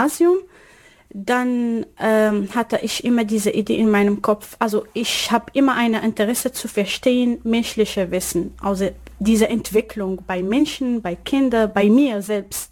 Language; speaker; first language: German; non-native, learner; Arabic